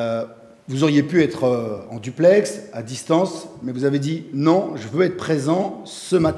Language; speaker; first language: French; native; French